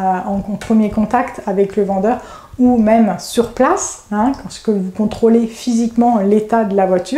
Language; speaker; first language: French; native; French